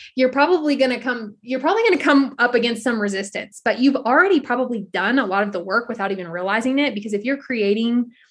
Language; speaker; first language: English; native; English